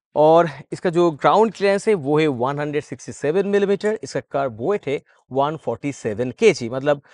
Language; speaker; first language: Hindi; non-native, local second language; Bangla